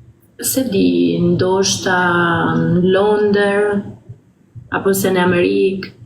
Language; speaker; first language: Albanian; early bilingual, heritage; Italian